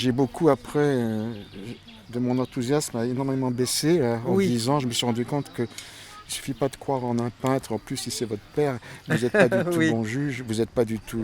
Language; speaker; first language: French; native; French